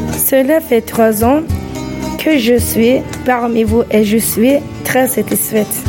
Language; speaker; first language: French; non-native, fluent; Turkish